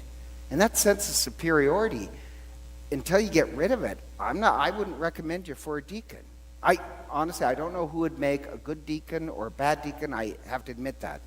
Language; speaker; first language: English; native; English